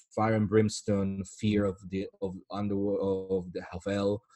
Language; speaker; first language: English; non-native, fluent; Italian